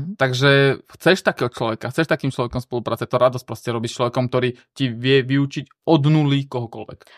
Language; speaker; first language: Slovak; early bilingual, other home language; Armenian